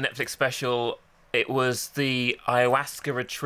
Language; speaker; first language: English; native; English